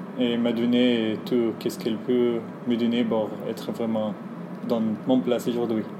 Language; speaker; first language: French; non-native, learner; Arabic